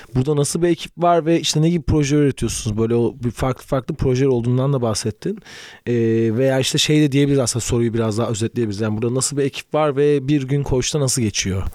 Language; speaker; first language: Turkish; native; Turkish